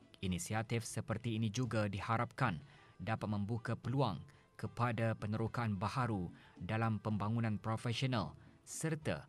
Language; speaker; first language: Malay; native; Malay